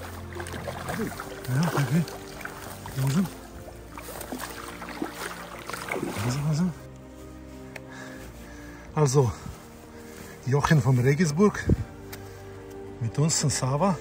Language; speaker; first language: German; non-native, learner; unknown